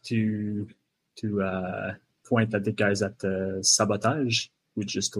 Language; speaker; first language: English; non-native, fluent; French